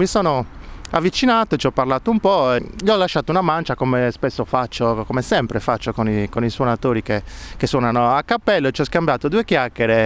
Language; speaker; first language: Italian; native; Italian